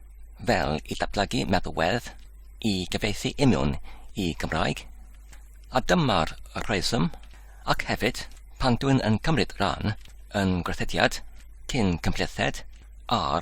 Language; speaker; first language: Welsh; non-native, learner; English